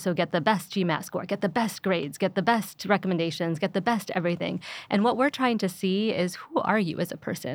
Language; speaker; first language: English; early bilingual, other home language; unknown